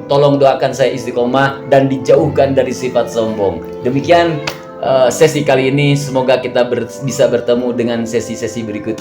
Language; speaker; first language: Indonesian; native; Indonesian